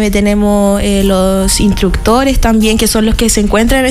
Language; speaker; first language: Spanish; native; Spanish